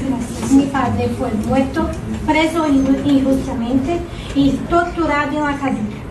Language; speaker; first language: Spanish; non-native, learner; Portuguese